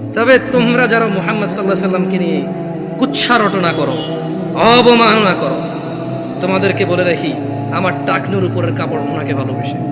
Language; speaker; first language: Bangla; early bilingual, heritage; Bangla